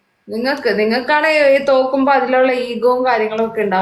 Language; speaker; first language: Malayalam; native; Malayalam